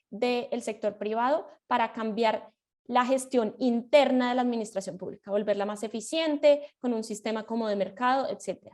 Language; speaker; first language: Spanish; native; Spanish